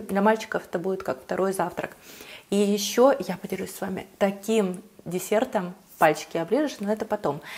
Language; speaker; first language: Russian; native; Russian